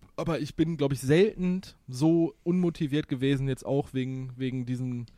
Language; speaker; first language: German; native; German